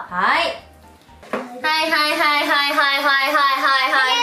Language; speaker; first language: Japanese; native; Japanese